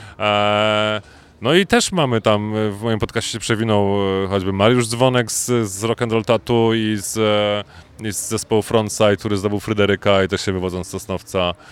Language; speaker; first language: Polish; native; Polish